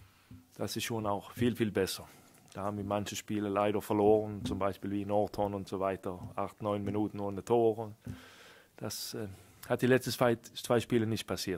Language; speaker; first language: German; non-native, fluent; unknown